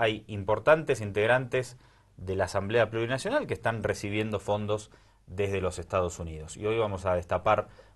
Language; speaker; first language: Spanish; native; Spanish